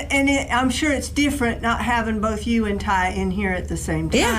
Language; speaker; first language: English; native; English